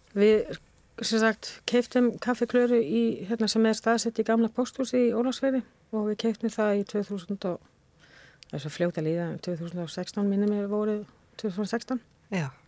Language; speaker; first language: Icelandic; non-native, fluent; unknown